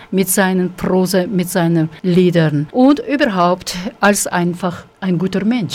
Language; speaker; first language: German; non-native, fluent; Russian